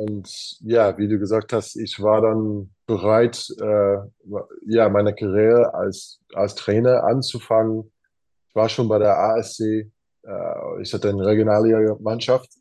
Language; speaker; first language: German; non-native, fluent; English